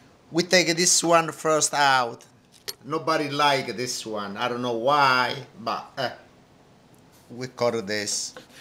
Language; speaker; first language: English; non-native, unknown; Italian